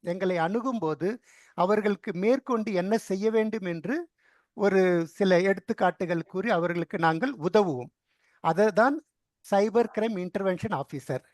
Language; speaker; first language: Tamil; non-native, local second language; Telugu